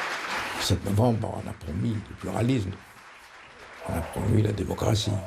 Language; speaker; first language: French; non-native, local second language; Arabic